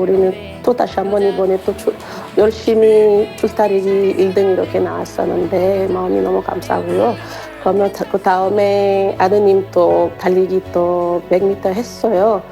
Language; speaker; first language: Korean; non-native, learner; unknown